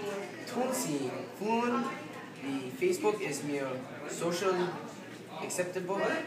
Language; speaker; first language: German; non-native, learner; English